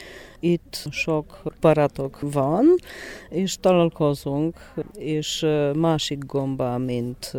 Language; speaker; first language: Hungarian; non-native, learner; Polish